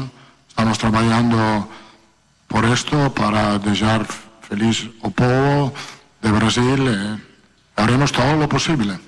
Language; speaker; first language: Spanish; non-native, fluent; Italian